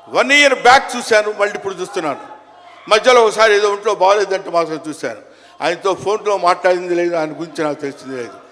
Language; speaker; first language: Telugu; native; Telugu